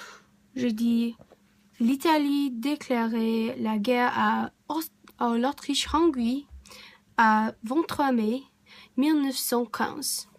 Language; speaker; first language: French; non-native, learner; English